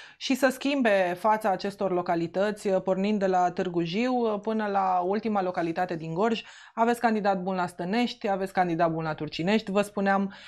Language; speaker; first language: Romanian; native; Romanian